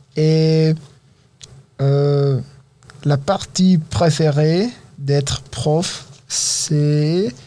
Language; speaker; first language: French; non-native, fluent; English